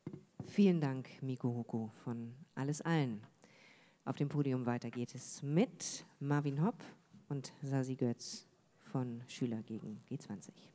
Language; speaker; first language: German; native; German